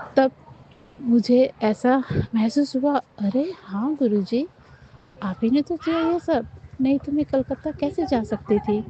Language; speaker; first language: Hindi; non-native, local second language; Nepali